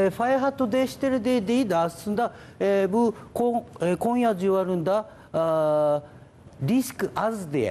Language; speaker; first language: Turkish; non-native, learner; Japanese